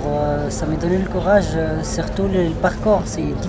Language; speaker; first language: French; non-native, learner; Arabic